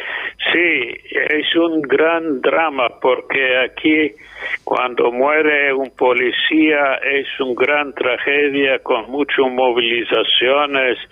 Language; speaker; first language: Spanish; non-native, fluent; English